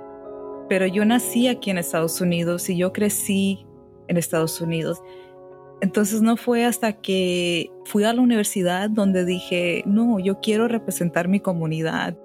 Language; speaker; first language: Spanish; early bilingual, heritage; Spanish